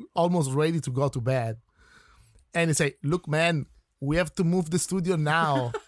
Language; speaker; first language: English; non-native, fluent; Italian